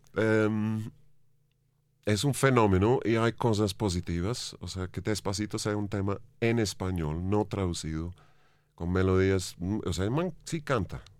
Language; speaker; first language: Spanish; non-native, fluent; English